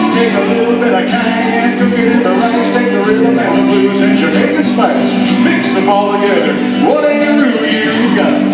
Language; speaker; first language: English; native; English